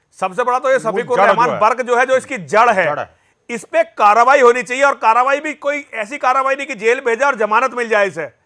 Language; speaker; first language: Hindi; native; Hindi